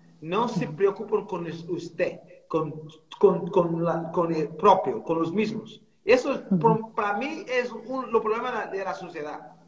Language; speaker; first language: Spanish; non-native, fluent; Portuguese